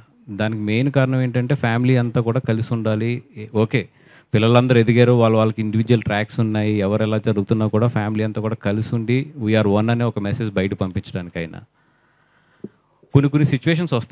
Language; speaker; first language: Telugu; native; Telugu